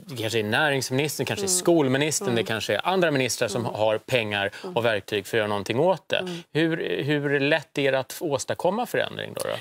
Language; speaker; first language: Swedish; native; Swedish